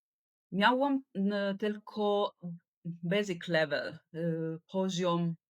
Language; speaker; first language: Polish; non-native, learner; Italian